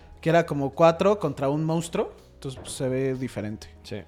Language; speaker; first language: Spanish; native; Spanish